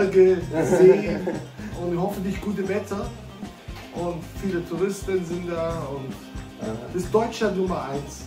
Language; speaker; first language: German; non-native, local second language; Turkish